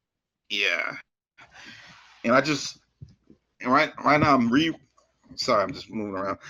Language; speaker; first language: English; native; English